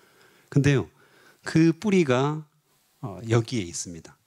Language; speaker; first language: Korean; native; Korean